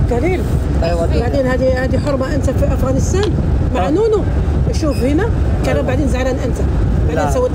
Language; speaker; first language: Arabic; non-native, learner; Pashto